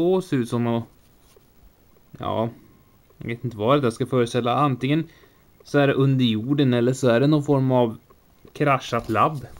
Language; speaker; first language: Swedish; native; Swedish